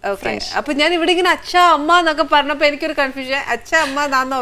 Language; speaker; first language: Malayalam; native; Malayalam